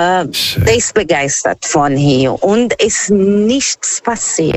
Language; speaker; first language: German; non-native, learner; Portuguese